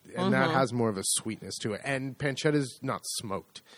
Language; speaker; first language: English; native; English